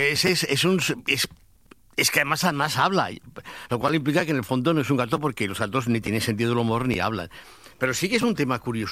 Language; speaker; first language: Spanish; native; Spanish